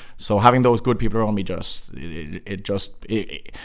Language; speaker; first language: English; native; English